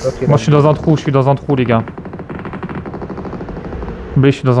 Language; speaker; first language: French; native; French